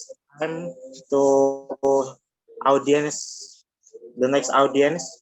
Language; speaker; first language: English; non-native, learner; Indonesian